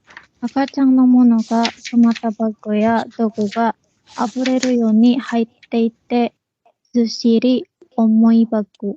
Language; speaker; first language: Japanese; non-native, learner; Indonesian